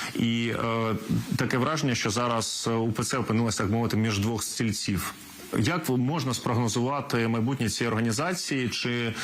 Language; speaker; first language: Ukrainian; native; Ukrainian